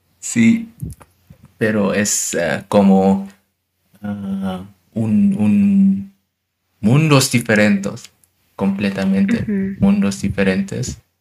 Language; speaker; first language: Spanish; non-native, learner; German